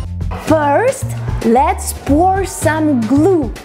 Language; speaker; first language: English; non-native, fluent; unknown